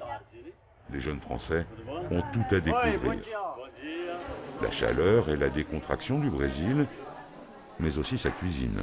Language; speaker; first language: French; native; French